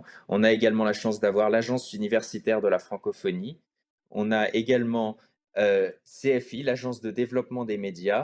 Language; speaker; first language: French; native; French